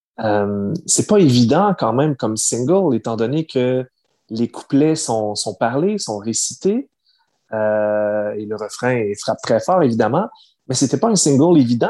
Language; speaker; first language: French; native; French